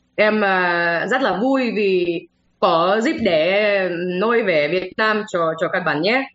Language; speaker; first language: Vietnamese; non-native, learner; Polish